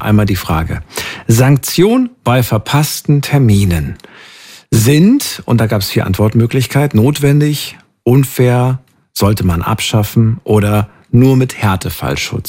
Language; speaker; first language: German; native; German